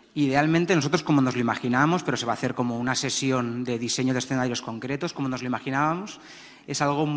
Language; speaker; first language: Spanish; non-native, local second language; Catalan